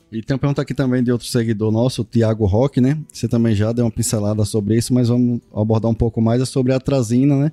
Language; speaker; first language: Portuguese; native; Portuguese